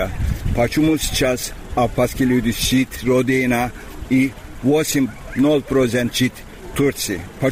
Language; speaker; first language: Russian; non-native, learner; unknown